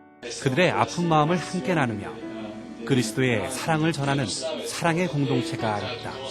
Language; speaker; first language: Korean; native; Korean